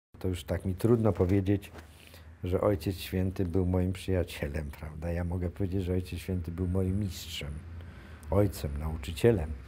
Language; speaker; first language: Polish; native; Polish